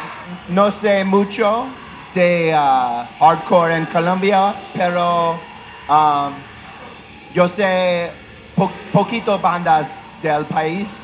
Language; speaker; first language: Spanish; non-native, learner; English